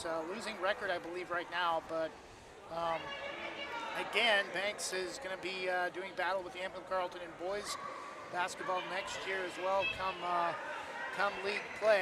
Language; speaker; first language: English; native; English